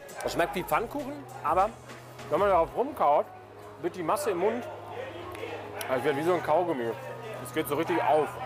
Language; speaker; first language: German; native; German